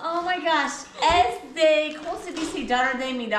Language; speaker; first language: Spanish; non-native, learner; English